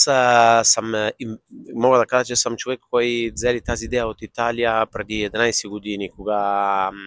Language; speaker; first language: Bulgarian; non-native, fluent; Italian